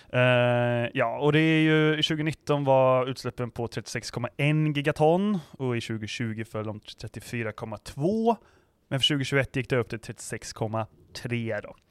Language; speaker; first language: Swedish; native; Swedish